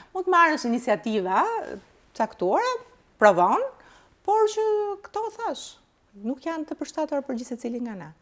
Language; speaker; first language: Albanian; early bilingual, heritage; Albanian